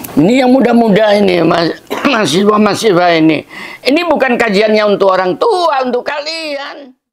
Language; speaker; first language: Indonesian; non-native, local second language; Javanese